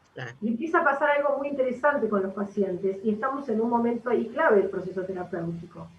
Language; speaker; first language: Spanish; native; Spanish